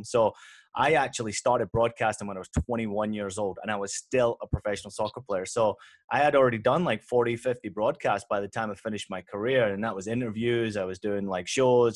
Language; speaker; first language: English; native; English